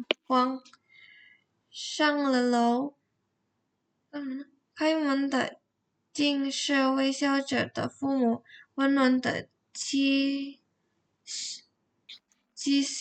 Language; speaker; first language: Chinese; non-native, learner; Indonesian